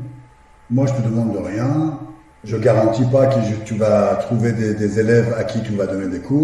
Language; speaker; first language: French; non-native, fluent; Persian